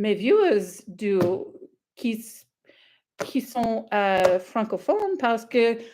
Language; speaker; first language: French; non-native, learner; English